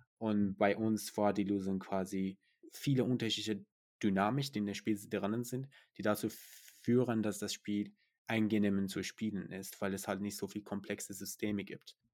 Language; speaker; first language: German; non-native, fluent; Persian